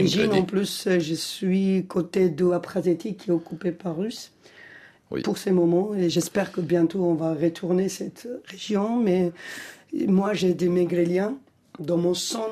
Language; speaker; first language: French; non-native, fluent; Georgian